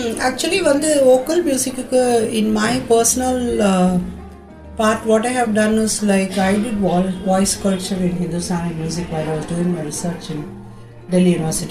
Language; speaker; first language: English; non-native, local second language; Tamil